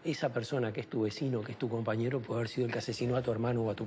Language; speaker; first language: Spanish; native; Spanish